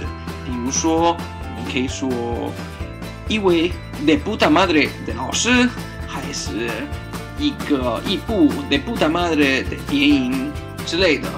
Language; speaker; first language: Chinese; non-native, fluent; Spanish